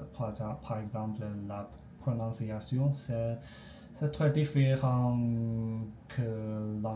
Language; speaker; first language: French; non-native, learner; Chinese